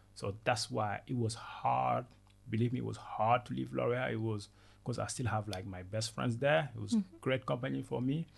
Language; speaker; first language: English; non-native, fluent; Wolof